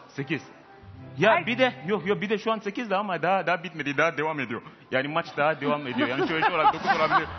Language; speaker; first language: Turkish; non-native, fluent; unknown